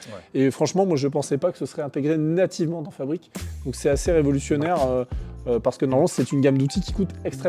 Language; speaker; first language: French; native; French